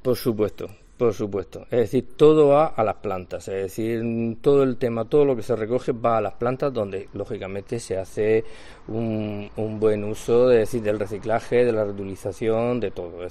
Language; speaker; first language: Spanish; native; Spanish